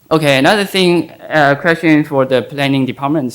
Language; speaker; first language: English; non-native, fluent; Chinese